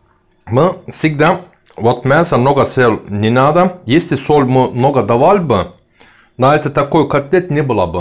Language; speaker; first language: Russian; non-native, learner; Turkish